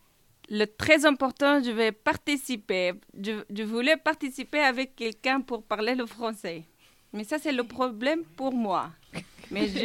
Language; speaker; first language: French; non-native, learner; Kurdish